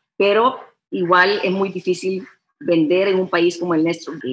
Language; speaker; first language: Spanish; early bilingual, heritage; Spanish